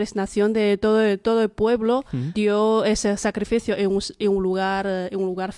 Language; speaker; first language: Spanish; non-native, fluent; Chinese